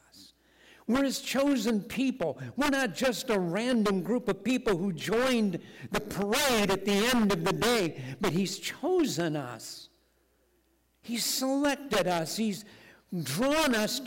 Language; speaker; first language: English; native; English